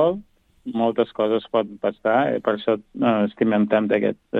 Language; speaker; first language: Catalan; non-native, fluent; Kabuverdianu